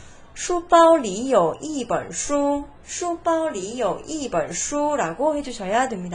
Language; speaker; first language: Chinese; non-native, fluent; Korean